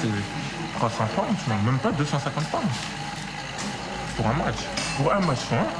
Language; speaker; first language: French; native; French